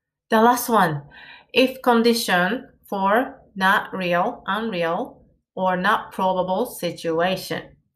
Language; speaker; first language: English; non-native, fluent; Japanese